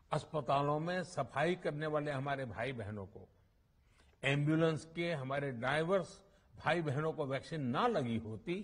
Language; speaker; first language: Hindi; non-native, local second language; Gujarati